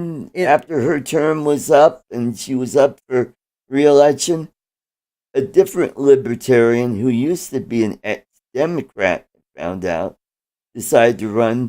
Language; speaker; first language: English; native; English